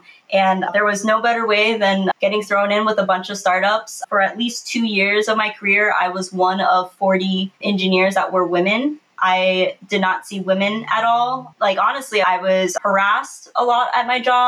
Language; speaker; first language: English; native; English